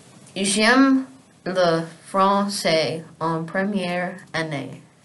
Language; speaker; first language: French; non-native, learner; English